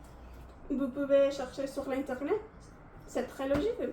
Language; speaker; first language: French; non-native, learner; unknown